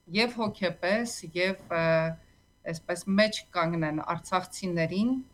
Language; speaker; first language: Armenian; native; Armenian